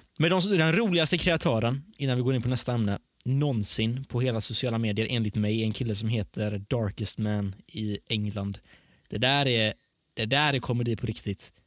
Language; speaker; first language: Swedish; early bilingual, other home language; Persian